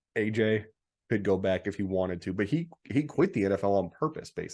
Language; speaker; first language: English; native; English